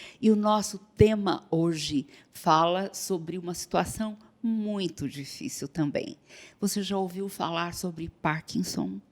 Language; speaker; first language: Portuguese; native; Portuguese